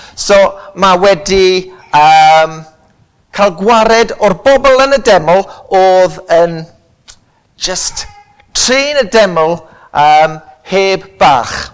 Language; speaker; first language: Welsh; non-native, local second language; English